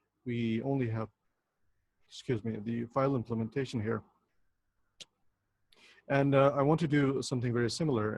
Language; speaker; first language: English; non-native, local second language; Bangla